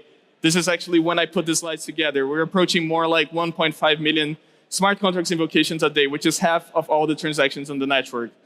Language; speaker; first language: English; non-native, local second language; Portuguese